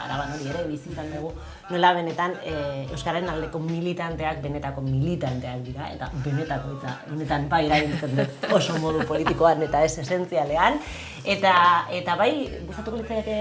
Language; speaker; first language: Basque; non-native, local second language; Spanish